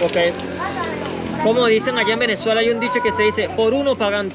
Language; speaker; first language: Spanish; native; Spanish